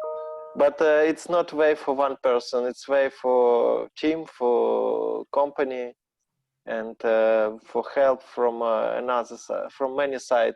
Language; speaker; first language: English; non-native, learner; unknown